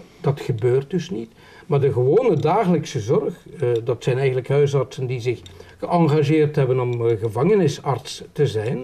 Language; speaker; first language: Dutch; native; Dutch